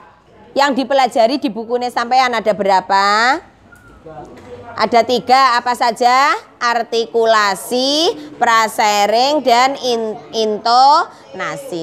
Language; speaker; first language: Indonesian; non-native, local second language; Javanese